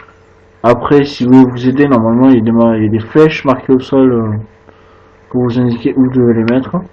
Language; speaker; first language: French; native; French